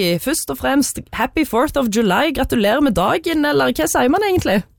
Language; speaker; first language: Norwegian; native; Norwegian